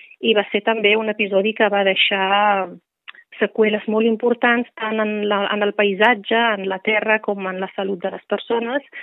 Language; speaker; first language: Catalan; non-native, fluent; Riffian